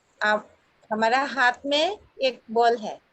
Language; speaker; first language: Hindi; non-native, local second language; Assamese